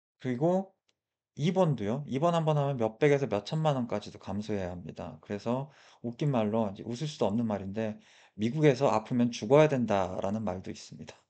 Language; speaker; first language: Korean; early bilingual, heritage; Korean